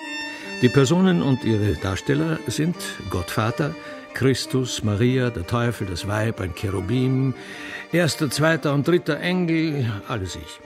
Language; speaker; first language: German; native; German